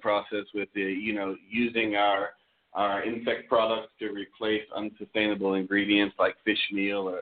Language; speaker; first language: English; native; English